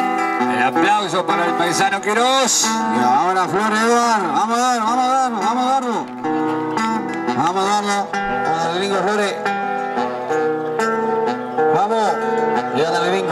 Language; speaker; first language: Spanish; native; Spanish